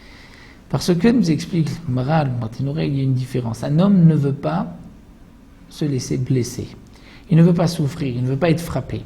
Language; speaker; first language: French; native; French